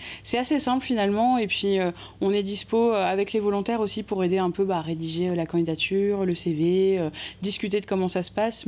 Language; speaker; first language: French; native; French